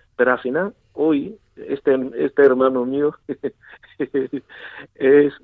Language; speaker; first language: Spanish; non-native, fluent; Igbo